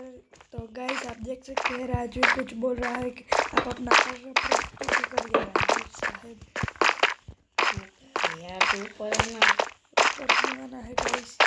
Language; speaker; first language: Hindi; non-native, local second language; Gujarati